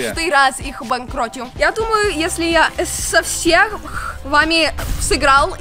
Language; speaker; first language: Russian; early bilingual, heritage; Russian